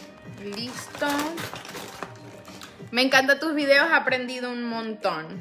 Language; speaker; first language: Spanish; native; Spanish